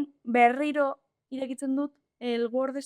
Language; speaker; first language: Basque; non-native, local second language; Spanish